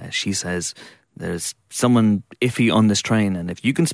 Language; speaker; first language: English; native; English